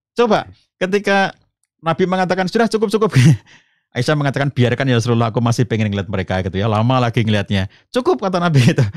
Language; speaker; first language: Indonesian; native; Indonesian